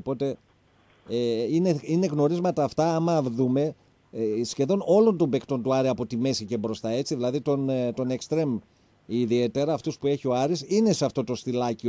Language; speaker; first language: Greek; native; Greek